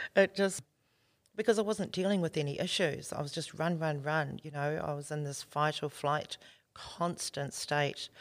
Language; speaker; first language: English; native; English